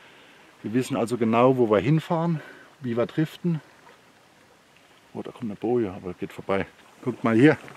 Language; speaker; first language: German; native; German